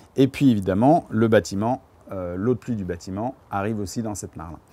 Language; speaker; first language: French; native; French